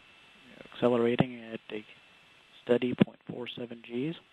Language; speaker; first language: English; native; English